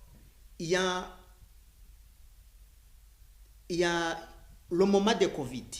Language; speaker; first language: French; non-native, learner; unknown